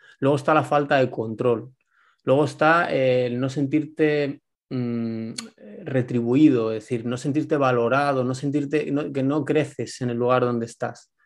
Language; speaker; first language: Spanish; native; Spanish